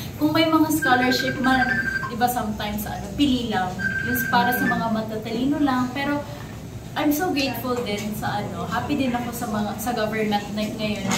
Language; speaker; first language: Filipino; non-native, local second language; Cebuano